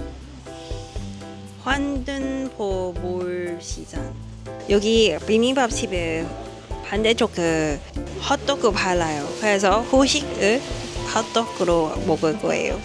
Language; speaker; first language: Korean; non-native, fluent; Cantonese